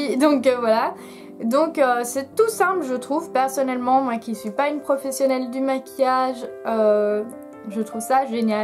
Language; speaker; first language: French; native; French